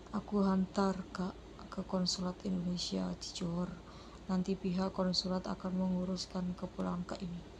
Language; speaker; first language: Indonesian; non-native, local second language; Javanese